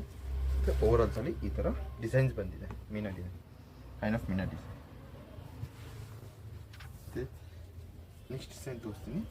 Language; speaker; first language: Kannada; non-native, local second language; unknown